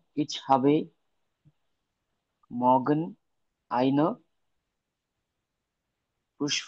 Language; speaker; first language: German; non-native, learner; Marathi